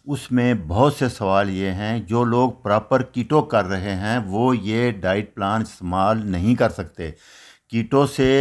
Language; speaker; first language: Urdu; non-native, local second language; Punjabi